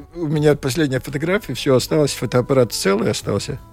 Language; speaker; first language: Russian; non-native, learner; Latvian